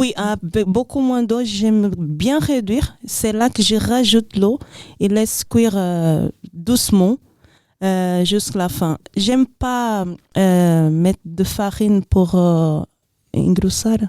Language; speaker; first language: French; non-native, learner; Portuguese